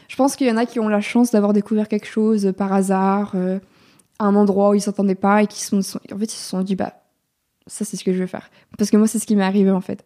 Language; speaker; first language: French; native; French